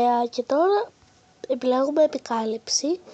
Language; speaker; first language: Greek; native; Greek